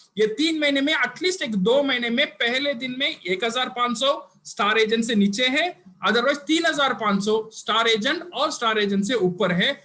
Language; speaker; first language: Hindi; non-native, local second language; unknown